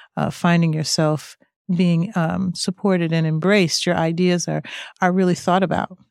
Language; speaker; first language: English; native; English